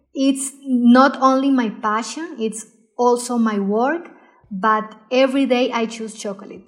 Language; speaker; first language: English; non-native, fluent; Spanish